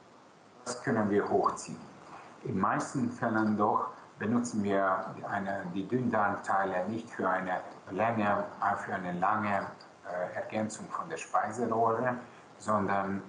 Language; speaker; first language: German; non-native, local second language; Hungarian